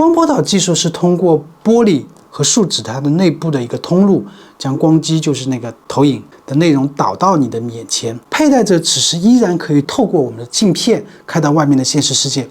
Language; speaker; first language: Chinese; native; Chinese